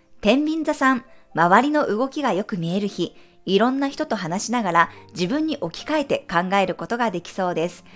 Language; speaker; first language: Japanese; native; Japanese